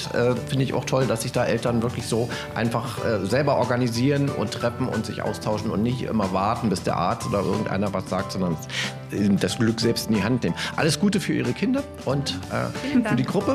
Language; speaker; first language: German; native; German